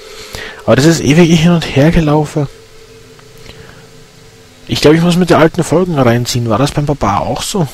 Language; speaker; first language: German; native; German